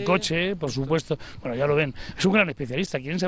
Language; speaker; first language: Spanish; native; Spanish